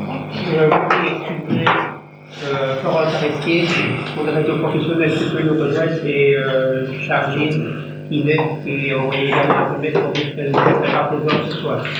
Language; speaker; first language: French; native; French